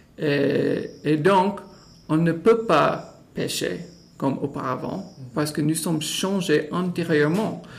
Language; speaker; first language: French; non-native, fluent; English